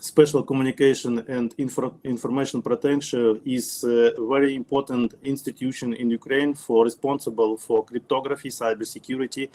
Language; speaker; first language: English; non-native, learner; Ukrainian